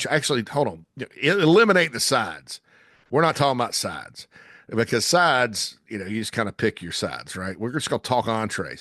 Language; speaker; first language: English; native; English